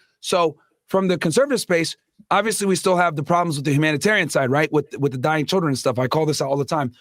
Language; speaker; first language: English; native; English